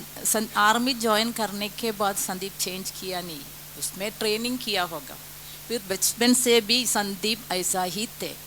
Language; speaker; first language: Hindi; non-native, local second language; Malayalam